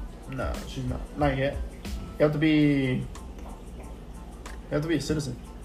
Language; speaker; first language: English; early bilingual, other home language; Spanish